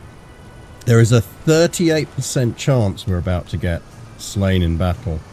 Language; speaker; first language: English; native; English